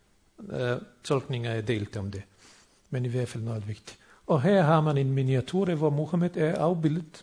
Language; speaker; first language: Danish; non-native, fluent; Bosnian